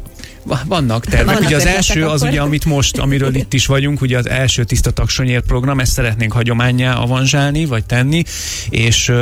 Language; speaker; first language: Hungarian; native; Hungarian